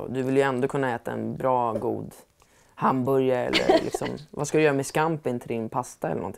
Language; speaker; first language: Swedish; native; Swedish